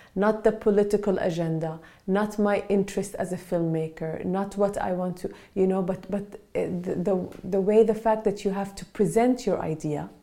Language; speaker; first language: English; non-native, fluent; Arabic